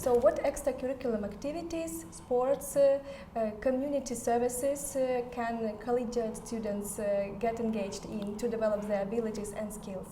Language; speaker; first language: English; non-native, fluent; Ukrainian